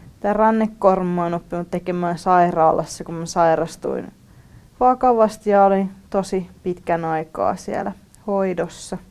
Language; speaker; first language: Finnish; native; Finnish